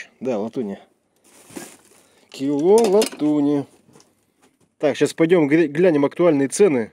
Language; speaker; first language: Russian; native; Russian